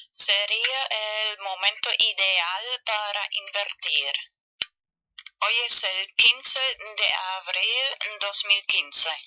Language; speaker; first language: Spanish; non-native, fluent; German